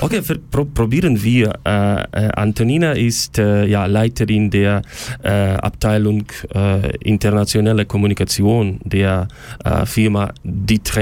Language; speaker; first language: German; non-native, learner; Ukrainian